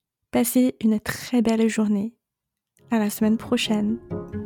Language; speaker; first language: French; non-native, fluent; Chinese